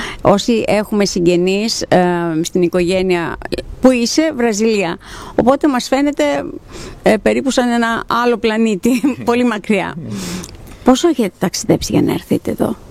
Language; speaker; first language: Greek; native; Greek